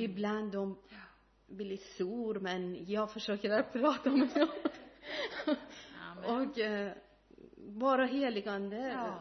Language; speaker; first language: Swedish; non-native, learner; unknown